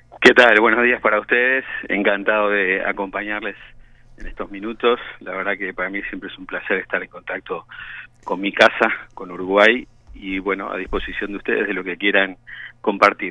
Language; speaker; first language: Spanish; native; Spanish